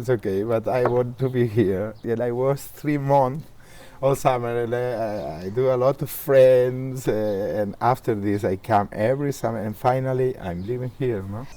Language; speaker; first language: English; non-native, learner; Spanish